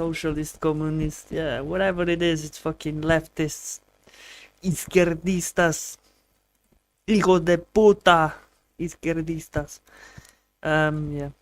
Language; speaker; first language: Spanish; non-native, learner; English